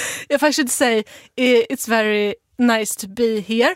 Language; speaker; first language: English; non-native, learner; Swedish